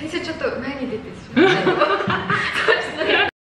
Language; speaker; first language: Japanese; non-native, fluent; Mongolian